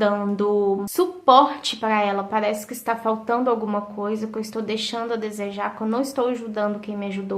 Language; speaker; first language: Portuguese; native; Portuguese